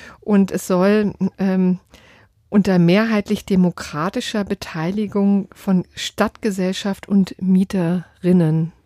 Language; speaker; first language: German; native; German